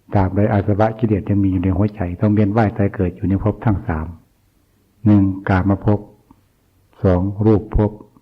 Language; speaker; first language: Thai; non-native, local second language; Northeastern Thai